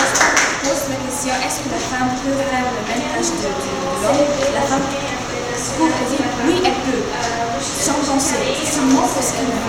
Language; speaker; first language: French; non-native, learner; Arabic